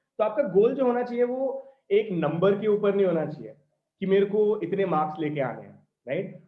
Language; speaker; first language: Hindi; non-native, local second language; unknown